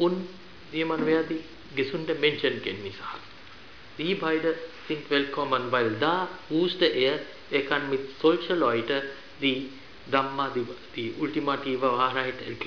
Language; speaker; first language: German; non-native, fluent; Sinhala